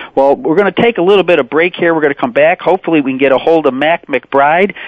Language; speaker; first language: English; native; English